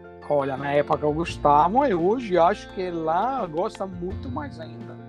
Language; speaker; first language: Portuguese; non-native, fluent; Italian